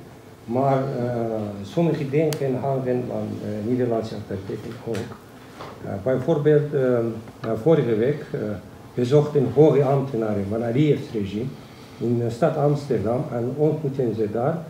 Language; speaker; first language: Dutch; non-native, learner; Azerbaijani